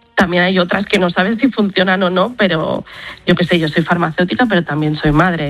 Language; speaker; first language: Spanish; native; Spanish